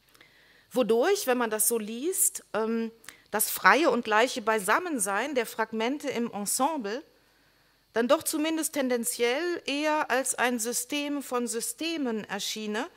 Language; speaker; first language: German; native; German